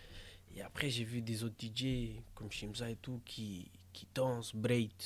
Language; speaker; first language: French; early bilingual, other home language; Portuguese